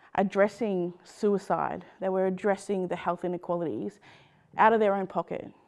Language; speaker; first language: English; native; English